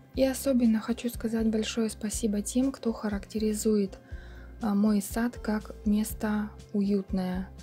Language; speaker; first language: Russian; native; Russian